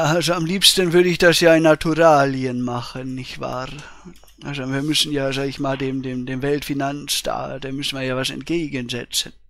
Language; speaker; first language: German; native; German